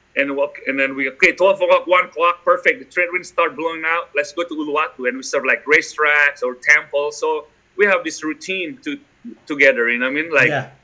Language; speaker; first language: English; non-native, fluent; Indonesian